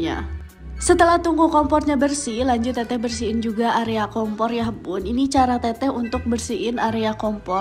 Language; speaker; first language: Indonesian; non-native, local second language; Sundanese